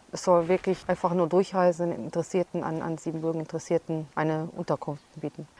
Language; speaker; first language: German; early bilingual, other home language; Hungarian